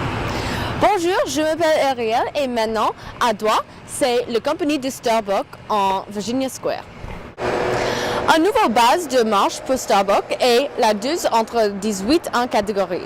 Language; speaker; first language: French; non-native, learner; English